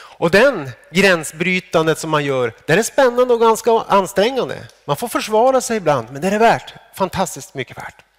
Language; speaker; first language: Swedish; native; Swedish